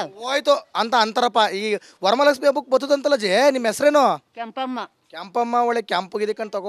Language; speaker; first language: Kannada; native; Kannada